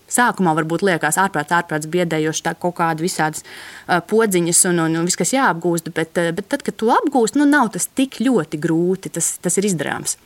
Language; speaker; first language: Latvian; native; Latvian